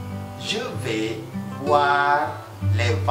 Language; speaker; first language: French; non-native, fluent; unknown